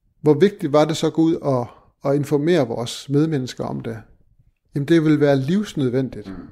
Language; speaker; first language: Danish; native; Danish